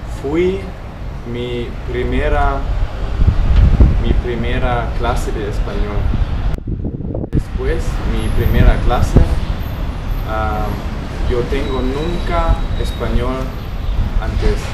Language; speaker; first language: Spanish; non-native, fluent; German